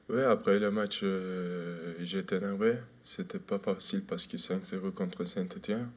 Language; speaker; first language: French; non-native, fluent; Turkish